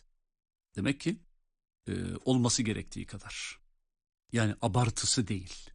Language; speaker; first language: Turkish; native; Turkish